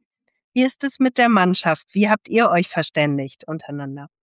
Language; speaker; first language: German; native; German